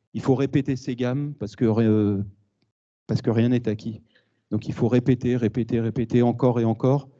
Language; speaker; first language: French; native; French